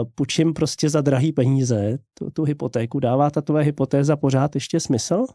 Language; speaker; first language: Czech; native; Czech